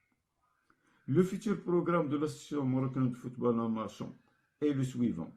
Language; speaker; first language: French; non-native, local second language; Arabic